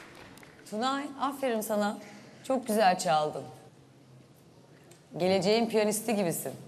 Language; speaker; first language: Turkish; native; Turkish